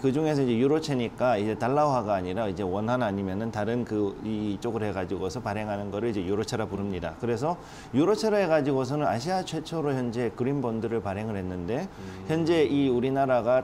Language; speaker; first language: Korean; native; Korean